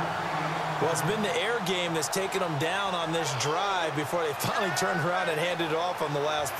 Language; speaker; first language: English; native; English